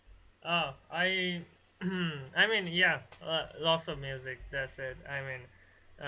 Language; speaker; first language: English; non-native, learner; Bangla